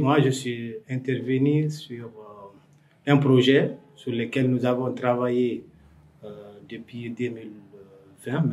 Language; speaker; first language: French; non-native, local second language; Fula